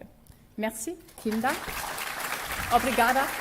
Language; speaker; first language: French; non-native, fluent; English